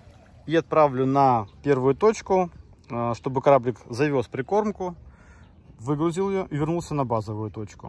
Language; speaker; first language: Russian; native; Russian